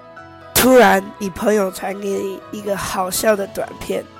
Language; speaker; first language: Chinese; early bilingual, heritage; Chinese